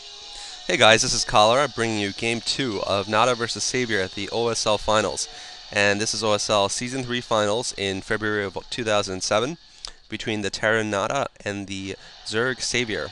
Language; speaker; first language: English; native; English